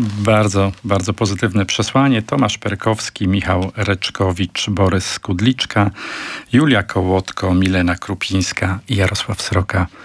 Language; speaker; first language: Polish; native; Polish